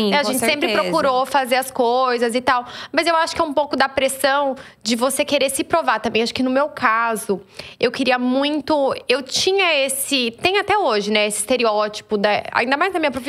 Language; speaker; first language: Portuguese; native; Portuguese